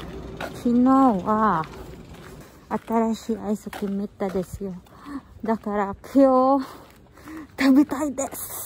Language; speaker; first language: Japanese; non-native, learner; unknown